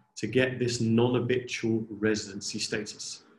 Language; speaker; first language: English; native; English